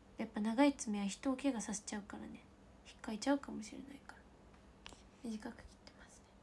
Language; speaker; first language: Japanese; native; Japanese